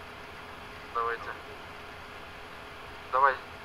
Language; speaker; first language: Russian; native; Russian